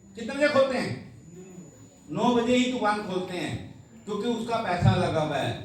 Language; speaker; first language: Hindi; native; Hindi